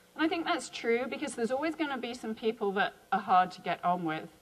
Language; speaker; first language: English; native; English